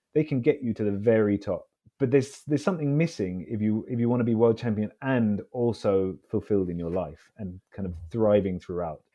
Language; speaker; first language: English; native; English